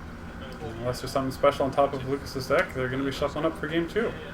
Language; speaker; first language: English; native; English